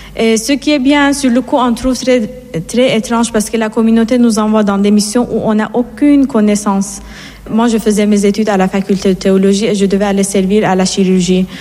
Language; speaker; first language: French; non-native, fluent; Persian